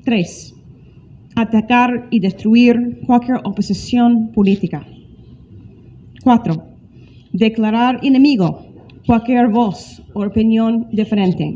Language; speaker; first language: Spanish; non-native, fluent; English